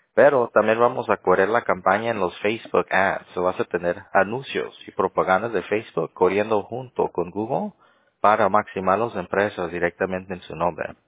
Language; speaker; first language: Spanish; early bilingual, other home language; English